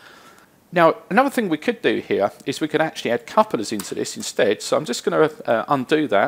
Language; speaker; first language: English; native; English